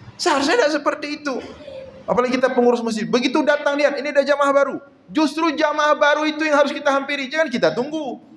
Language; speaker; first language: Malay; non-native, local second language; Achinese